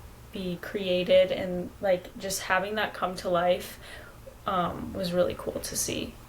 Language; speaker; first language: English; native; English